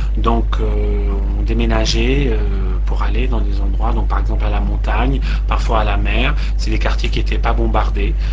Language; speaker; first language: French; non-native, local second language; Arabic